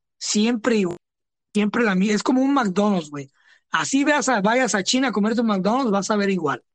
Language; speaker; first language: Spanish; early bilingual, heritage; Spanish